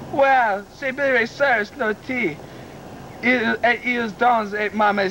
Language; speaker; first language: French; non-native, learner; English